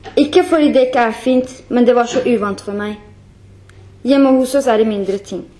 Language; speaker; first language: Norwegian; non-native, fluent; Kurdish